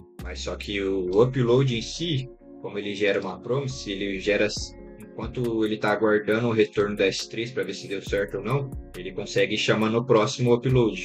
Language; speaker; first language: Portuguese; native; Portuguese